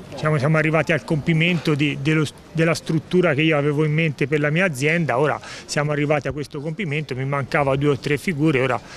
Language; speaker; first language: Italian; native; Italian